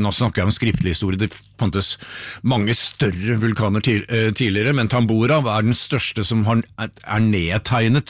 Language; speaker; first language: Norwegian; native; Norwegian